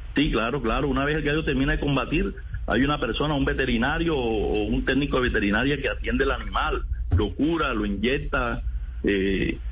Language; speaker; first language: Spanish; native; Spanish